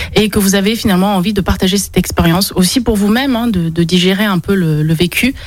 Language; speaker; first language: French; early bilingual, other home language; Chinese